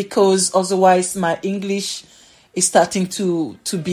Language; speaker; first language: English; non-native, fluent; French